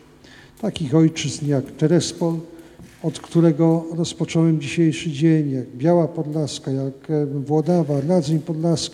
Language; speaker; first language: Polish; native; Polish